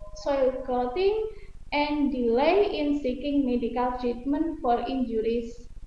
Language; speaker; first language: English; non-native, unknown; Indonesian